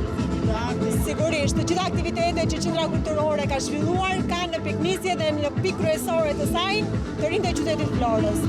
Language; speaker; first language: Albanian; native; Albanian